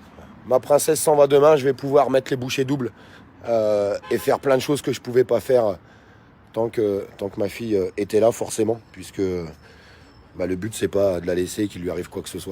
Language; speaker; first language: French; native; French